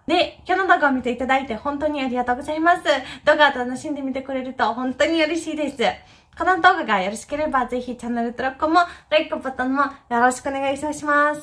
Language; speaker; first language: Japanese; non-native, fluent; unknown